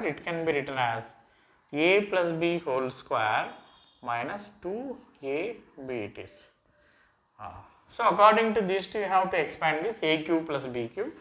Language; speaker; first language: English; non-native, local second language; Telugu